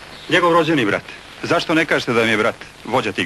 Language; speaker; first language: Croatian; native; Croatian